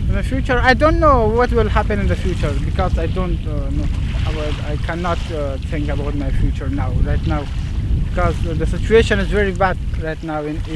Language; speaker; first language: English; non-native, learner; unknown